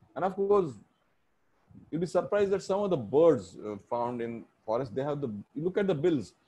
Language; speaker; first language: English; non-native, local second language; Marathi